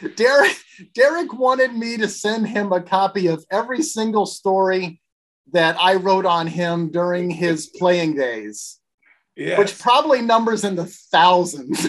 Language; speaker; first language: English; native; English